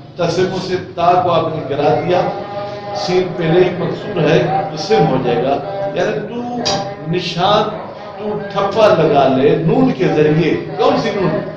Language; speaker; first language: Urdu; non-native, local second language; Sindhi